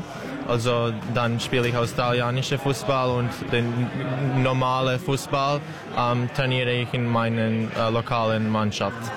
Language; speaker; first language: German; non-native, learner; Serbian